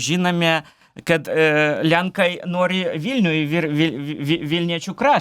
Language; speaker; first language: Lithuanian; non-native, learner; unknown